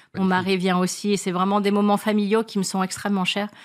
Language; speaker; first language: French; native; French